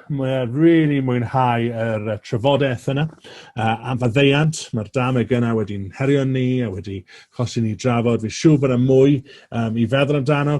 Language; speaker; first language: Welsh; native; Welsh